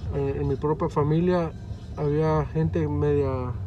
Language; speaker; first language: Spanish; early bilingual, heritage; Spanish